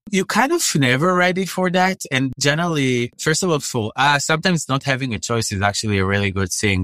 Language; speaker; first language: English; non-native, fluent; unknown